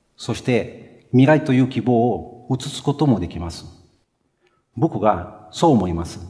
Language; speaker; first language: Japanese; non-native, fluent; Portuguese